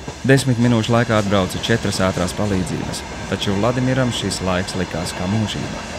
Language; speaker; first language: Latvian; native; Latvian